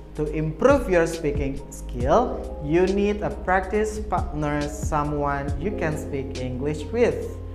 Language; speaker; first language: English; non-native, fluent; Indonesian